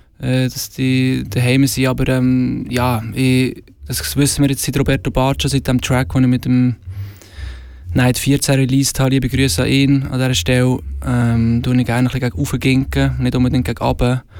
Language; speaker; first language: German; native; German